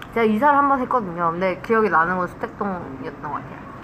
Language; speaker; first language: Korean; native; Korean